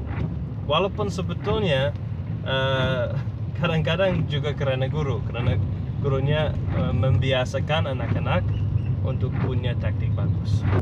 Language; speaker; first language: Indonesian; non-native, fluent; English